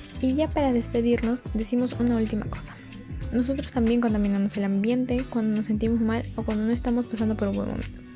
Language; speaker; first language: Spanish; native; Spanish